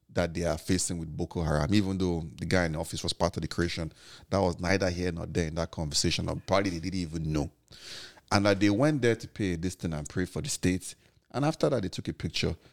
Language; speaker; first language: English; non-native, local second language; Igbo